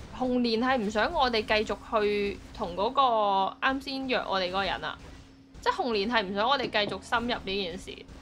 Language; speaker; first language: Cantonese; early bilingual, heritage; Cantonese